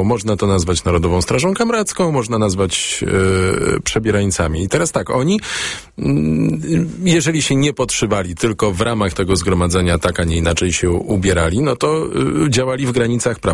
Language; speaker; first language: Polish; native; Polish